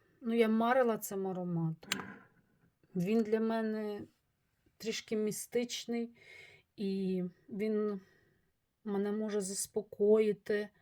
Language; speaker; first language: Ukrainian; native; Ukrainian